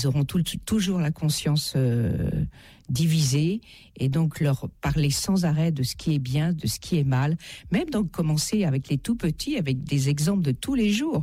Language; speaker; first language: French; native; French